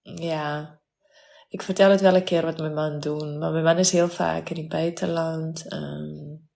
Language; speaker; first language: Dutch; non-native, fluent; Afrikaans